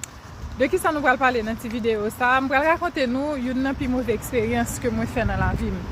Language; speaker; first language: French; non-native, learner; Haitian Creole